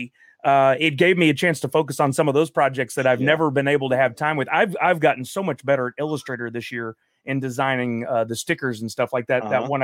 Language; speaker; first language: English; native; English